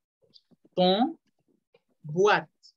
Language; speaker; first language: French; non-native, fluent; Spanish